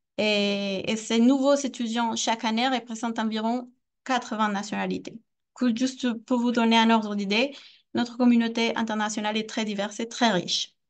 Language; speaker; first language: French; non-native, fluent; Spanish